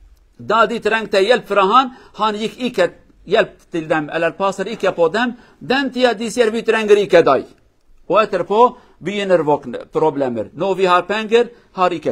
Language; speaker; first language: Norwegian; non-native, learner; Kurdish